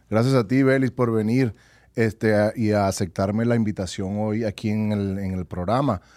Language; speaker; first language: Spanish; native; Spanish